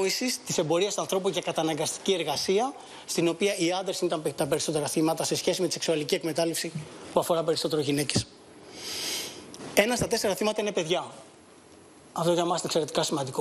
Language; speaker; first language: Greek; native; Greek